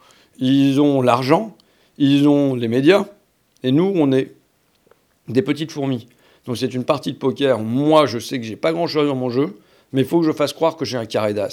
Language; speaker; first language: French; native; French